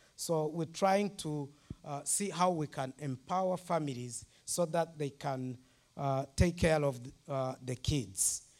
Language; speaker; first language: English; non-native, local second language; Kinyarwanda